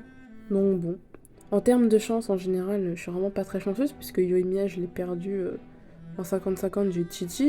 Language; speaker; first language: French; native; French